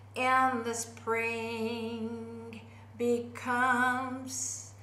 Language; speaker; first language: English; non-native, fluent; Japanese